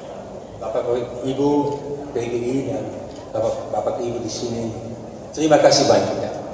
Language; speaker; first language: Indonesian; non-native, fluent; Dutch